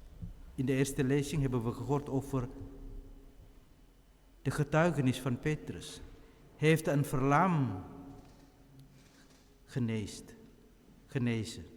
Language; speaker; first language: Dutch; non-native, fluent; Indonesian